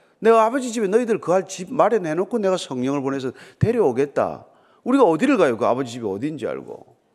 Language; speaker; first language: Korean; native; Korean